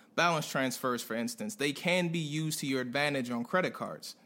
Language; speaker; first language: English; native; English